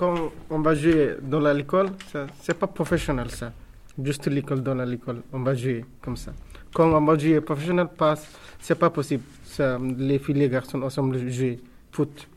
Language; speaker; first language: French; non-native, learner; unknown